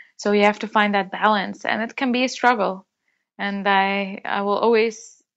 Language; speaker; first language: English; non-native, fluent; Dutch